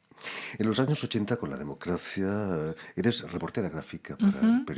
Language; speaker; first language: Spanish; native; Spanish